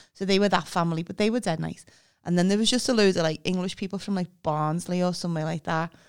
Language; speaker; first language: English; native; English